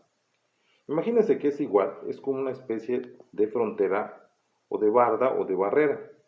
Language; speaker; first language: Spanish; native; Spanish